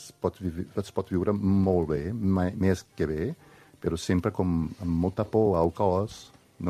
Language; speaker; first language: Catalan; non-native, fluent; Portuguese